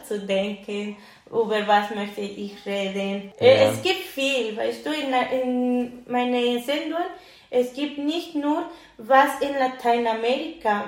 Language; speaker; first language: German; non-native, learner; Spanish